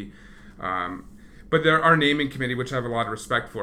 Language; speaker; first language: English; native; English